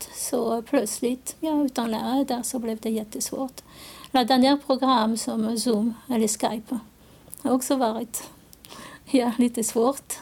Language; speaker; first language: Swedish; non-native, fluent; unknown